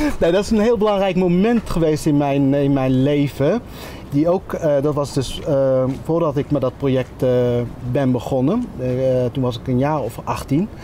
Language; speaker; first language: Dutch; early bilingual, other home language; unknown